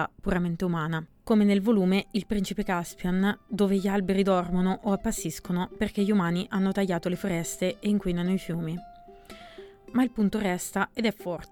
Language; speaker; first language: Italian; native; Italian